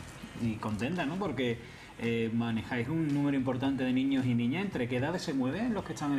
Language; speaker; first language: Spanish; native; Spanish